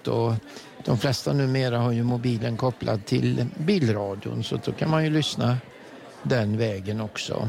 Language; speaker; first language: Swedish; native; Swedish